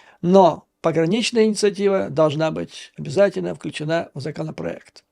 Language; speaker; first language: Russian; native; Russian